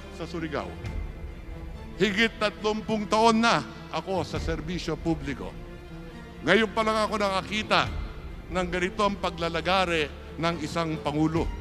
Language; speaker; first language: Filipino; native; Filipino